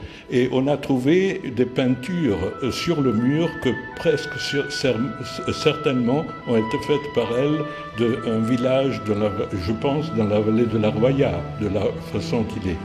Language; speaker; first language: French; non-native, fluent; Italian